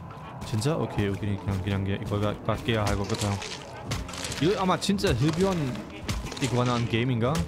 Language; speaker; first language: Korean; non-native, fluent; German